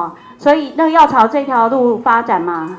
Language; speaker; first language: Chinese; native; Chinese